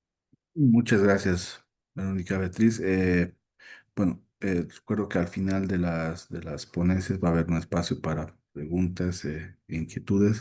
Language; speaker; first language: Spanish; native; Spanish